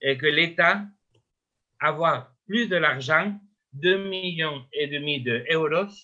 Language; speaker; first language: French; non-native, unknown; Spanish